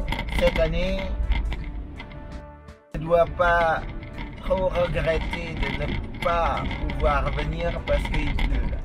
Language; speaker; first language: French; non-native, fluent; Indonesian